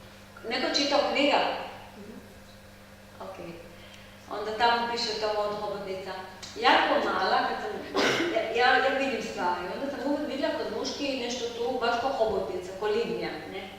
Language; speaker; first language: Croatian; non-native, learner; Hebrew